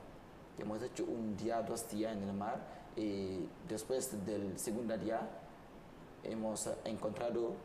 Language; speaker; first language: Spanish; non-native, learner; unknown